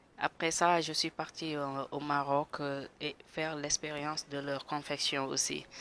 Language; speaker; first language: French; non-native, local second language; Wolof